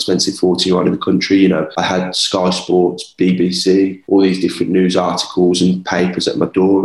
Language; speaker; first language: English; native; English